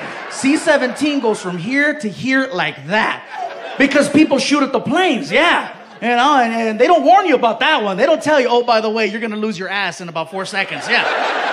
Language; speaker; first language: English; native; English